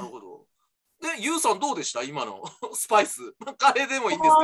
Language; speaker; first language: Japanese; native; Japanese